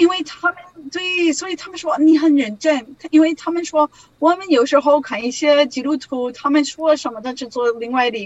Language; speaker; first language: Chinese; non-native, learner; English